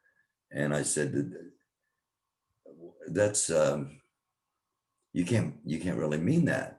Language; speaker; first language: English; native; English